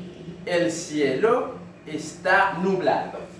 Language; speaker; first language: Spanish; non-native, learner; Haitian Creole